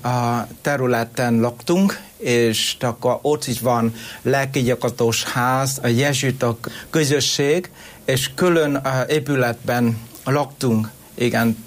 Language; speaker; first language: Hungarian; non-native, learner; Vietnamese